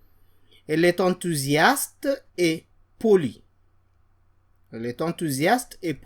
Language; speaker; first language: French; non-native, fluent; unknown